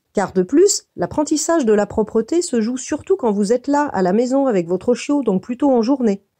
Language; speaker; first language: French; native; French